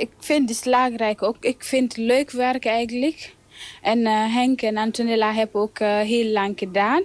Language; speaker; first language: Dutch; non-native, learner; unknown